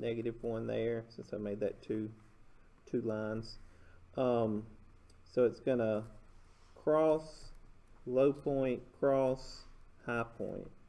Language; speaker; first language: English; native; English